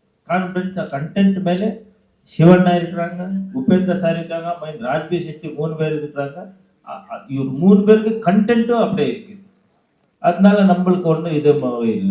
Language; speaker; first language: Tamil; non-native, learner; Kannada